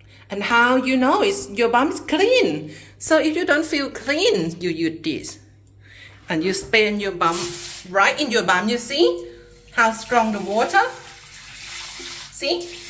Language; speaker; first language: English; non-native, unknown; Thai